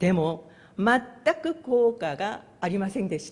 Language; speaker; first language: Japanese; non-native, fluent; Korean